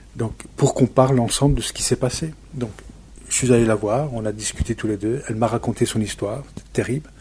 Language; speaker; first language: French; native; French